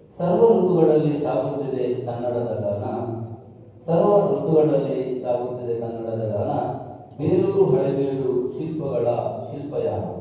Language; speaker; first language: Kannada; native; Kannada